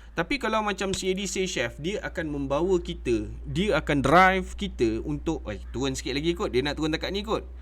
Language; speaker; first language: Malay; native; Malay